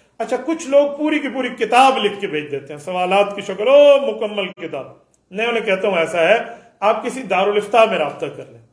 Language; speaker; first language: Urdu; native; Urdu